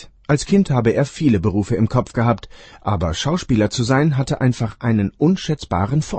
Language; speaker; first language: German; native; German